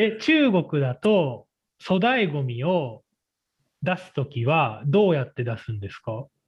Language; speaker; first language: Japanese; native; Japanese